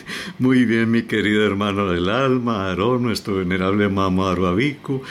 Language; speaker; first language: Spanish; native; Spanish